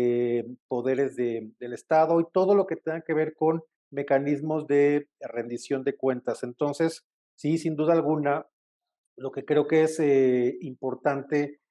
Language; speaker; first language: Spanish; native; Spanish